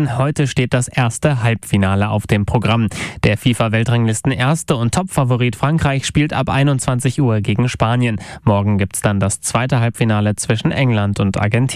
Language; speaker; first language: German; native; German